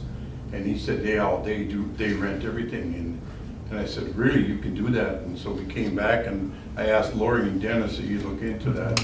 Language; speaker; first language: English; native; English